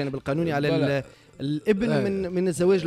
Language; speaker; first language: Arabic; native; Arabic